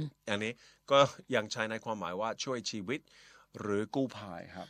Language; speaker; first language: Thai; non-native, fluent; English